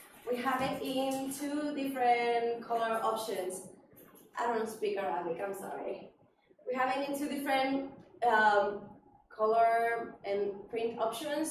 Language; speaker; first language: English; non-native, fluent; Spanish